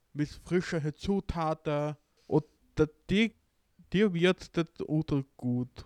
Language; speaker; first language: German; non-native, learner; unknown